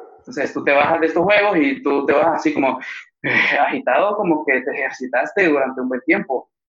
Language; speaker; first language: Spanish; native; Spanish